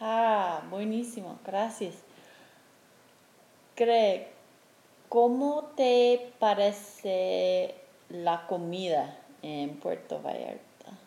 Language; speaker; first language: Spanish; non-native, fluent; English